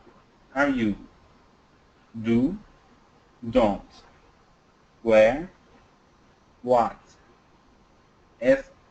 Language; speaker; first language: English; non-native, learner; Portuguese